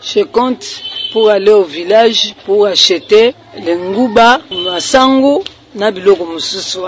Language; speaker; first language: French; non-native, learner; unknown